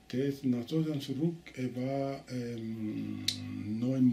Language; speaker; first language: German; non-native, learner; Spanish